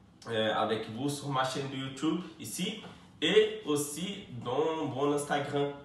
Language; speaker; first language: French; non-native, fluent; Portuguese